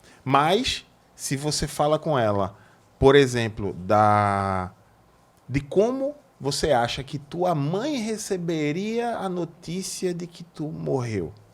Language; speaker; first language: Portuguese; native; Portuguese